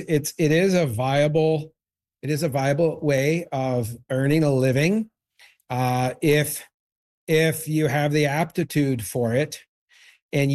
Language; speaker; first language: English; native; English